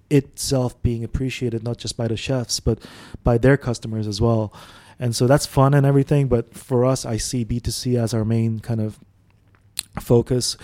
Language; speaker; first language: English; early bilingual, other home language; Arabic